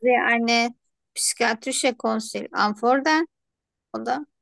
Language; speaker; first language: German; non-native, learner; Turkish